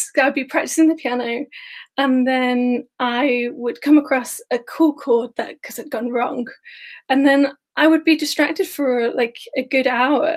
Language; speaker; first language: English; native; English